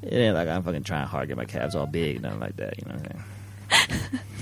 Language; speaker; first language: English; early bilingual, other home language; Japanese